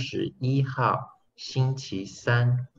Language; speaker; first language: Chinese; non-native, learner; Spanish